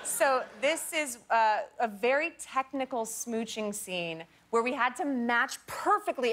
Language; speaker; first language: English; native; English